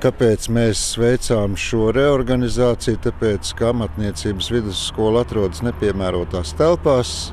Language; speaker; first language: Latvian; native; Latvian